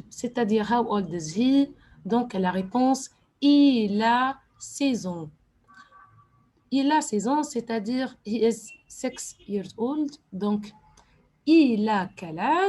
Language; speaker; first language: French; non-native, fluent; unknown